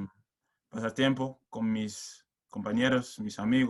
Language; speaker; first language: Spanish; non-native, learner; English